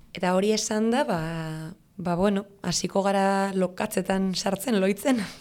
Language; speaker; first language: Basque; non-native, local second language; Spanish